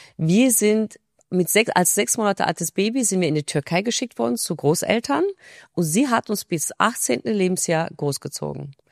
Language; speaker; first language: German; non-native, fluent; Turkish